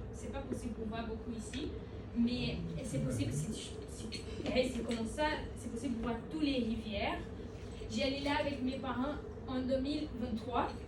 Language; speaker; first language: French; non-native, learner; Portuguese